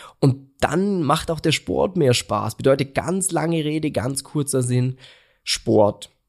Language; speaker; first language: German; native; German